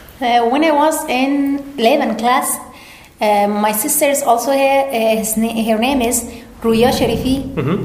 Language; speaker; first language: English; non-native, learner; Persian